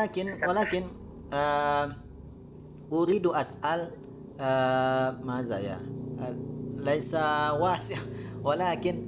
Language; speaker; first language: Arabic; non-native, learner; Indonesian